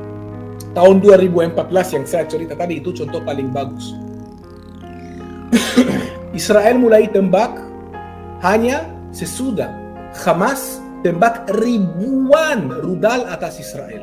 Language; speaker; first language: Indonesian; non-native, fluent; Hebrew